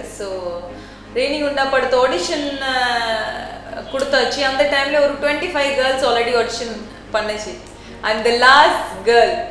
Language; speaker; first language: Tamil; non-native, learner; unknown